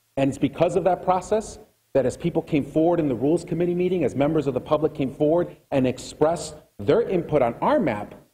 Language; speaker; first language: English; early bilingual, other home language; Spanish